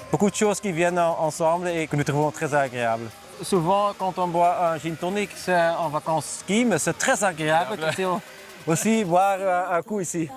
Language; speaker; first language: French; non-native, local second language; Dutch